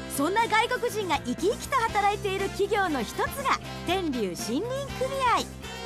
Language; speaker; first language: Japanese; native; Japanese